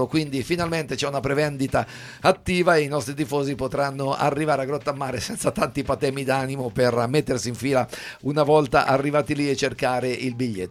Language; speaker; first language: Italian; native; Italian